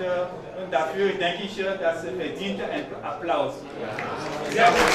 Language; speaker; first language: German; non-native, fluent; Ewe